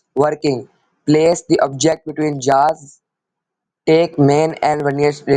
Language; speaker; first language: English; non-native, local second language; Urdu